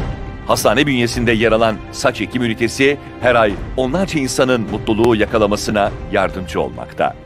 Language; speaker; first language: Turkish; native; Turkish